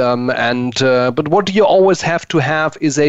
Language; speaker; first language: English; non-native, fluent; German